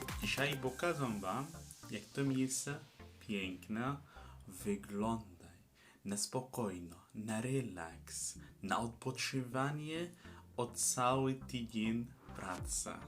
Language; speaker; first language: Polish; non-native, learner; Arabic